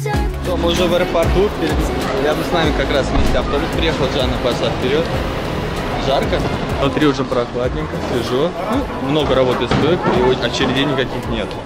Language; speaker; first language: Russian; native; Russian